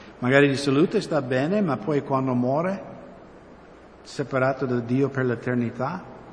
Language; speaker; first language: Italian; non-native, fluent; English